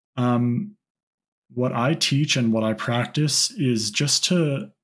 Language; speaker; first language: English; native; English